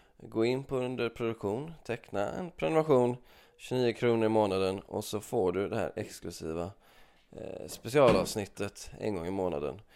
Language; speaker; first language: Swedish; native; Swedish